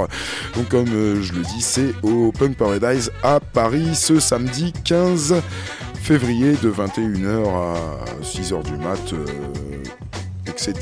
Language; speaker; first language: French; native; French